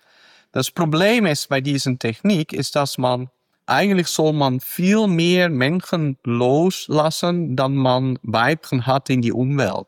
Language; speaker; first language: German; non-native, fluent; Dutch